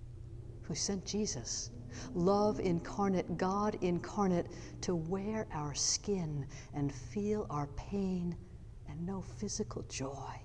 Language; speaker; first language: English; native; English